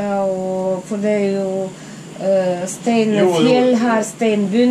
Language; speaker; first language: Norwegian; non-native, fluent; Russian